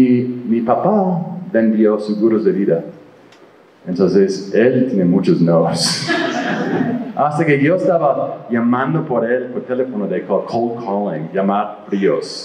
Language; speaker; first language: Spanish; non-native, fluent; English